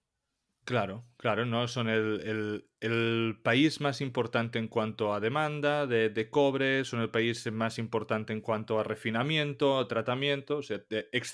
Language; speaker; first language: Spanish; native; Spanish